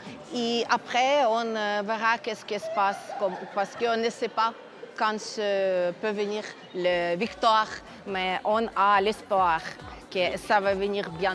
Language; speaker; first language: French; non-native, fluent; Ukrainian